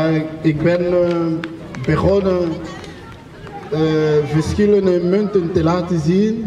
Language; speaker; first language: Dutch; non-native, fluent; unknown